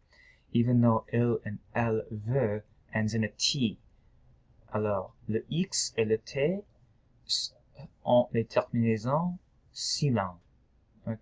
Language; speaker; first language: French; non-native, local second language; English